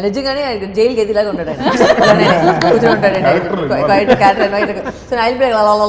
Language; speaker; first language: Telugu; non-native, fluent; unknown